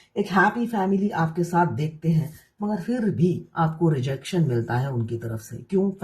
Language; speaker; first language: Hindi; non-native, local second language; Bangla